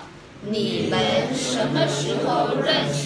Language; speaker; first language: Chinese; non-native, learner; Vietnamese